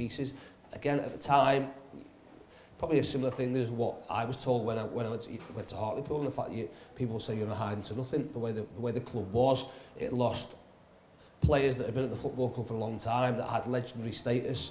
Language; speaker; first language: English; native; English